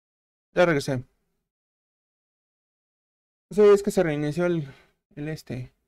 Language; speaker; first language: Spanish; native; Spanish